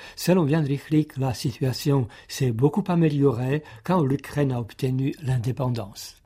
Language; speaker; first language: French; non-native, fluent; Czech